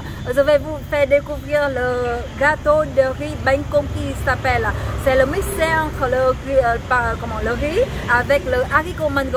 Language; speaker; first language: French; non-native, learner; Vietnamese